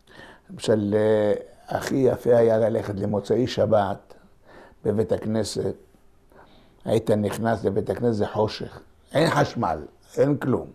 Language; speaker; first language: Hebrew; non-native, local second language; Ladino